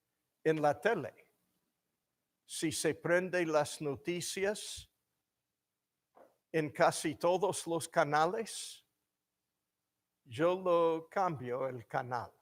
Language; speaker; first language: Spanish; non-native, fluent; English